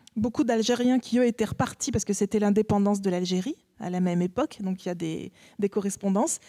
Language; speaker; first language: French; native; French